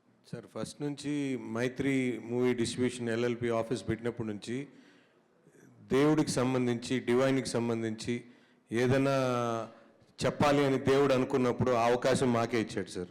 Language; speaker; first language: Telugu; native; Telugu